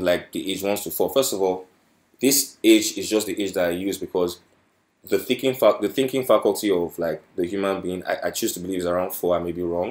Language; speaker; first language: English; non-native, local second language; Yoruba